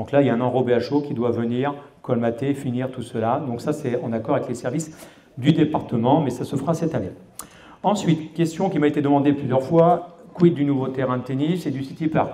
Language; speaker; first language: French; native; French